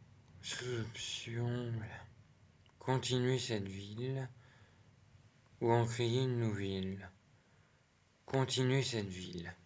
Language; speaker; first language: French; native; French